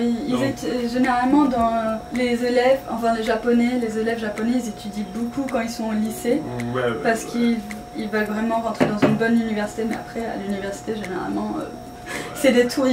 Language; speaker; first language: French; native; French